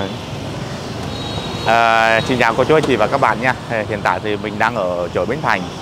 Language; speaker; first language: Vietnamese; native; Vietnamese